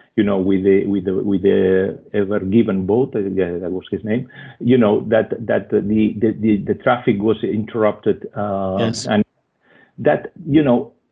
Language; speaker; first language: English; non-native, fluent; Spanish